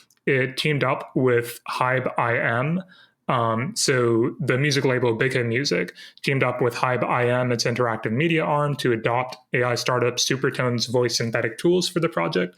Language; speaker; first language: English; native; English